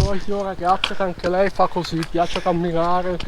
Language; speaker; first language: Italian; non-native, learner; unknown